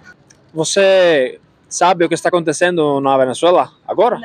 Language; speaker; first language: Portuguese; non-native, fluent; Spanish